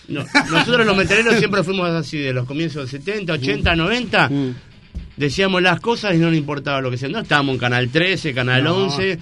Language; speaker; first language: Spanish; native; Spanish